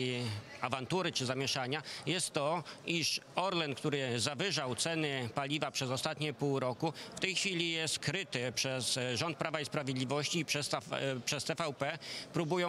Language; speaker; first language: Polish; native; Polish